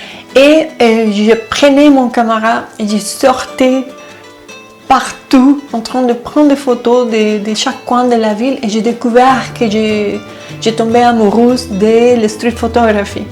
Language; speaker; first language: French; non-native, fluent; Spanish